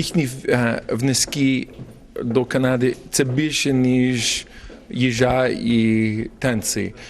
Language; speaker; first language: Ukrainian; non-native, learner; English